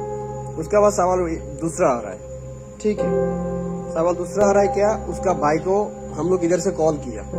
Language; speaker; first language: Hindi; non-native, fluent; Bangla